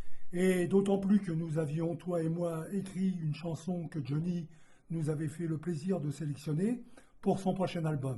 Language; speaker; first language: French; native; French